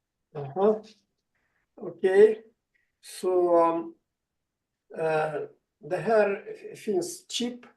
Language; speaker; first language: Swedish; non-native, learner; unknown